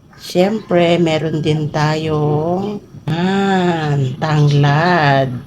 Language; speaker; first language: Filipino; non-native, local second language; Iloko